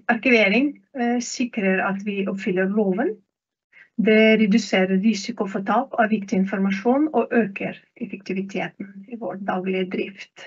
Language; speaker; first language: Norwegian; non-native, fluent; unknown